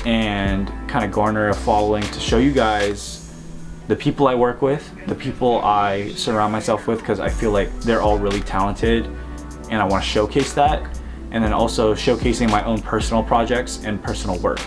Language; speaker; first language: English; native; English